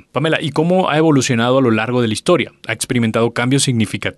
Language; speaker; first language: Spanish; native; Spanish